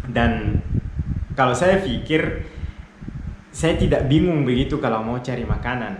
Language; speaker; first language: Indonesian; non-native, fluent; Arabic